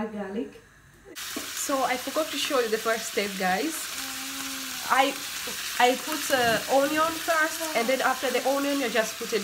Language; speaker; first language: English; non-native, fluent; Swahili